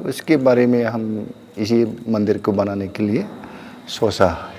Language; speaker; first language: Hindi; non-native, local second language; Bodo